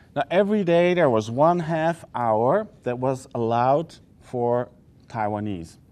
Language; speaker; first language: English; non-native, fluent; Dutch